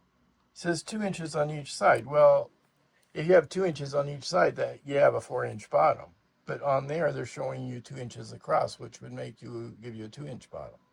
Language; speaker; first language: English; native; English